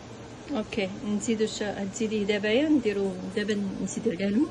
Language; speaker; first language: Arabic; native; Arabic